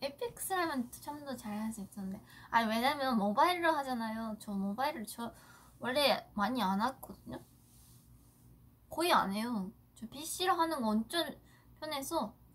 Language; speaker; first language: Korean; non-native, fluent; Japanese